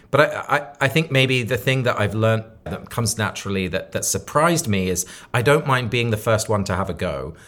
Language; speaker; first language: English; native; English